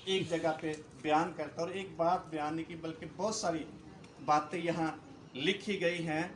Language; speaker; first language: Urdu; non-native, local second language; Punjabi